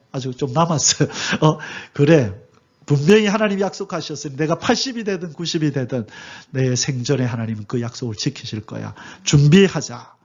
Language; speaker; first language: Korean; native; Korean